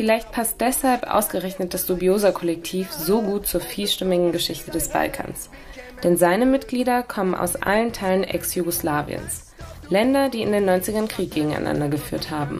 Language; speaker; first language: German; native; German